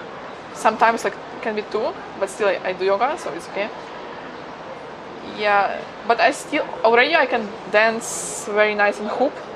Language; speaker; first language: English; non-native, fluent; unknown